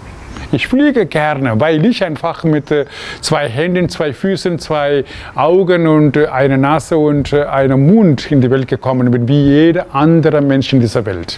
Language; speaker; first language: German; non-native, fluent; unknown